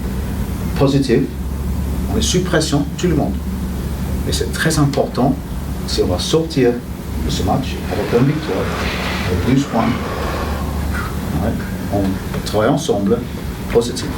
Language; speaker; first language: French; non-native, fluent; English